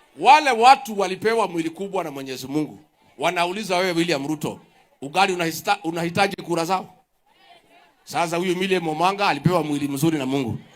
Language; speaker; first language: Swahili; non-native, local second language; Kikuyu